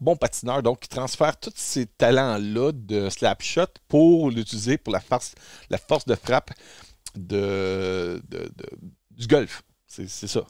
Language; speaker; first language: French; native; French